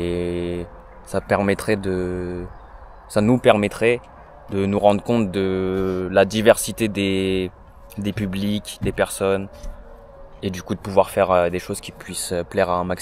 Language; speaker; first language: French; native; French